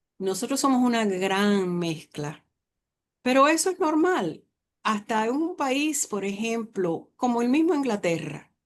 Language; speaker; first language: Spanish; native; Spanish